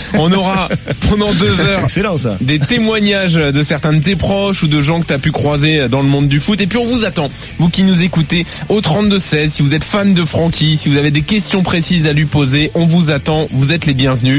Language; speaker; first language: French; native; French